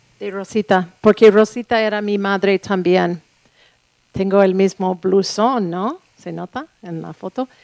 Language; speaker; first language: Spanish; non-native, fluent; English